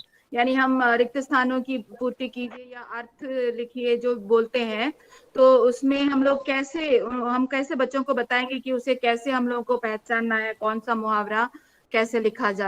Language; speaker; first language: Hindi; non-native, fluent; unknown